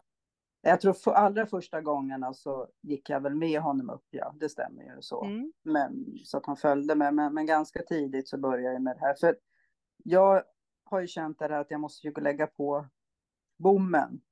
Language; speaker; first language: Swedish; native; Swedish